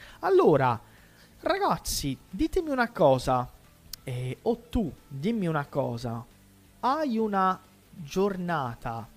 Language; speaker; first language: Italian; non-native, fluent; Portuguese